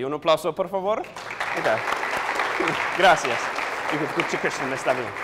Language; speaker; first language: Spanish; non-native, learner; English